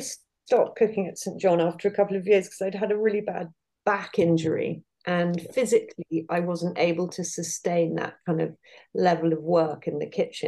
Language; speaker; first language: English; native; English